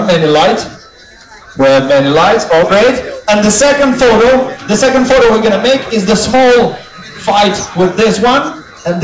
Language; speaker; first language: English; non-native, learner; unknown